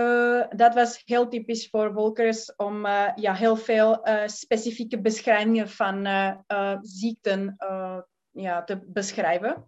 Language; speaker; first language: Dutch; non-native, learner; Czech